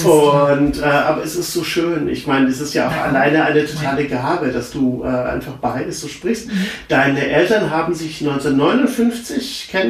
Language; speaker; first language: German; native; German